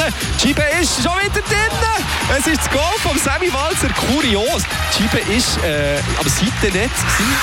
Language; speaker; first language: German; native; German